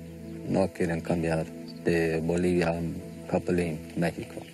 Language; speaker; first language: Spanish; non-native, local second language; Plautdietsch